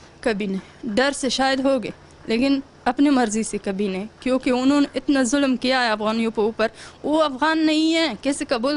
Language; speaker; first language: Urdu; non-native, learner; Pashto